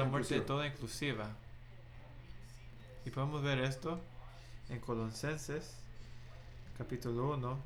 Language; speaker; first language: Spanish; non-native, fluent; English